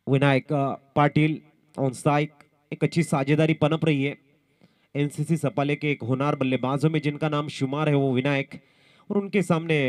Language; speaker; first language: Hindi; non-native, local second language; Marathi